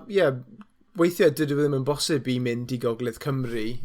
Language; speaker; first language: Welsh; non-native, learner; English